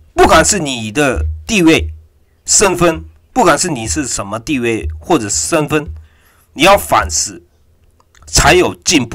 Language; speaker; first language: Chinese; non-native, fluent; Korean